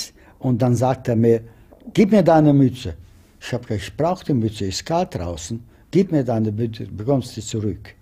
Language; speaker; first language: German; non-native, fluent; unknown